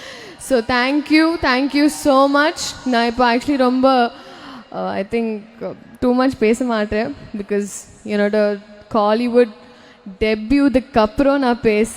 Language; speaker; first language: Tamil; non-native, learner; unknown